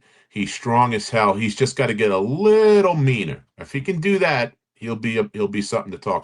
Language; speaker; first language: English; native; English